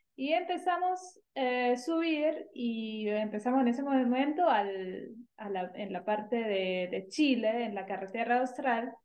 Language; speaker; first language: Spanish; non-native, fluent; German